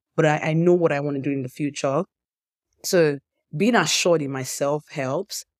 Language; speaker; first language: English; non-native, local second language; Yoruba